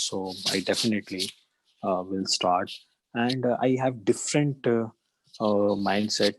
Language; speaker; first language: English; non-native, learner; Urdu